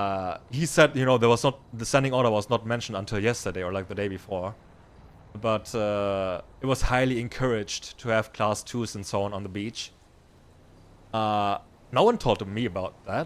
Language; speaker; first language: English; non-native, fluent; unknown